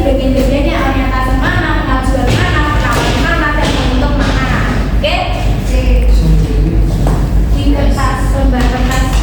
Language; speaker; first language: Indonesian; native; Indonesian